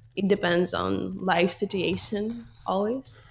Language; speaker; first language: English; non-native, learner; Russian